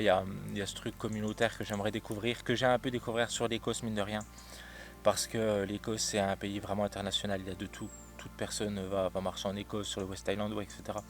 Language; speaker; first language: French; native; French